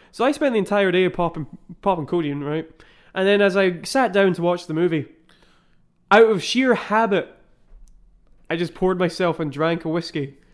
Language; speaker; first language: English; native; English